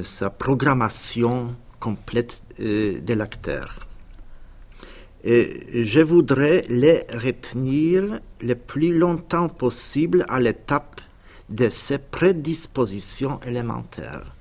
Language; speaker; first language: French; non-native, fluent; Polish